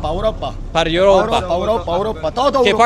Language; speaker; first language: Spanish; non-native, learner; English